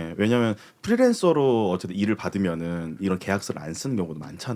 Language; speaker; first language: Korean; native; Korean